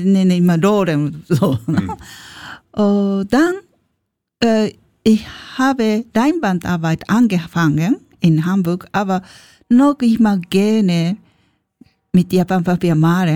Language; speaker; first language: German; non-native, learner; Japanese